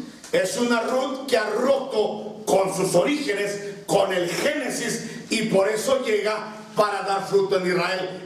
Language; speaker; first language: Spanish; native; Spanish